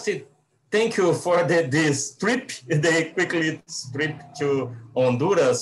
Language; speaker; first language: English; non-native, learner; Portuguese